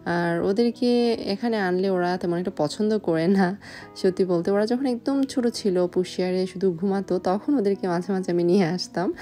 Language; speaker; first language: Bangla; native; Bangla